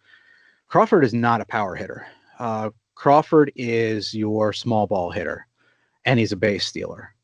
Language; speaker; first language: English; native; English